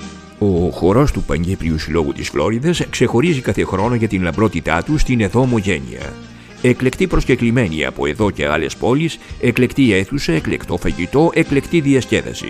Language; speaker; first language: Greek; native; Greek